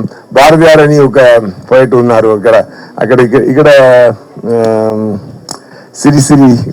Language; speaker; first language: Telugu; non-native, fluent; Tamil